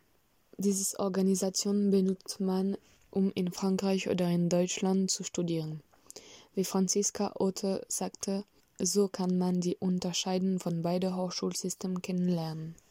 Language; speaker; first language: German; non-native, learner; French